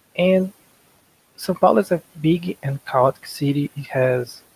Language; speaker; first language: English; non-native, learner; Portuguese